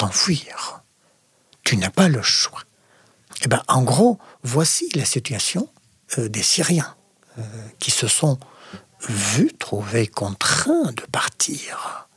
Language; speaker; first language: French; non-native, fluent; Arabic